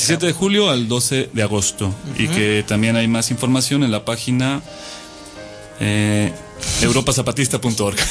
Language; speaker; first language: Spanish; native; Spanish